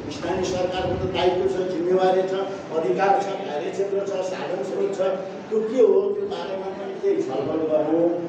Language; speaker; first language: Nepali; native; Nepali